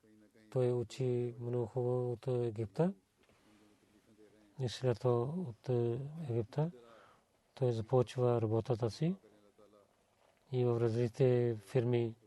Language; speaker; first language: Bulgarian; non-native, learner; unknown